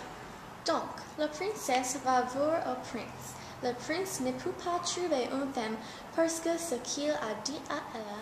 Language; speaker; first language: French; non-native, learner; English